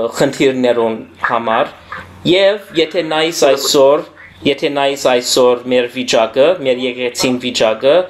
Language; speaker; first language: Armenian; early bilingual, heritage; Armenian